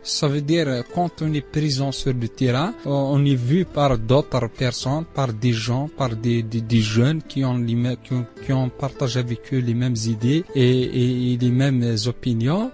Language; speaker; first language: French; non-native, local second language; Arabic